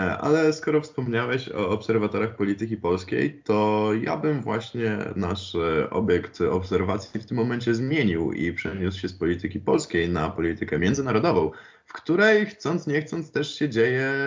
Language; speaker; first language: Polish; native; Polish